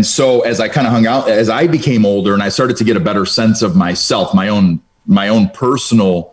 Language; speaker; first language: English; early bilingual, other home language; Romanian